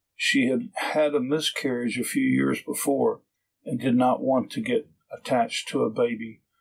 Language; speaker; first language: English; native; English